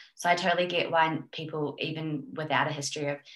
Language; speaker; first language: English; native; English